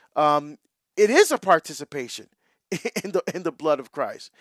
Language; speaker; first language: English; native; English